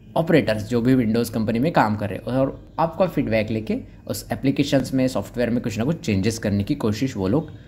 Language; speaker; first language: Hindi; non-native, local second language; Marathi